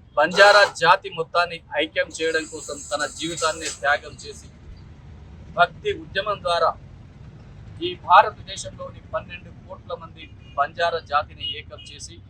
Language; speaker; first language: Telugu; non-native, local second language; Lambadi